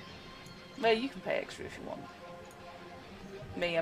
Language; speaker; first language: English; native; English